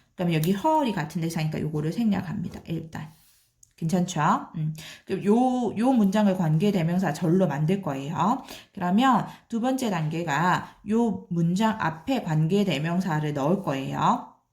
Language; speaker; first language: Korean; native; Korean